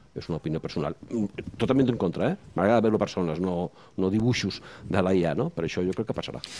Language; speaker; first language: Catalan; non-native, local second language; Spanish